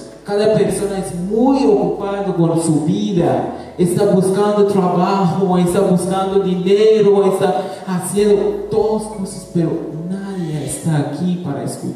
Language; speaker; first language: Spanish; non-native, learner; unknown